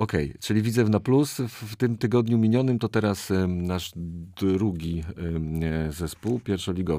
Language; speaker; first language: Polish; native; Polish